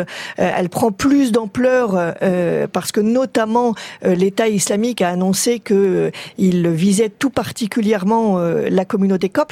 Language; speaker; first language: French; native; French